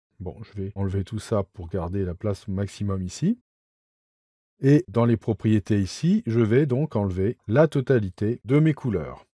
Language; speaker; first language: French; native; French